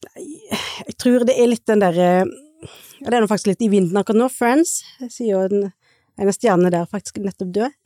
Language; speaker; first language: Norwegian; native; Norwegian